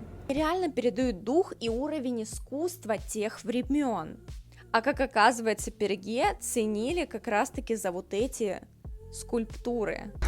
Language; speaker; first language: Russian; native; Russian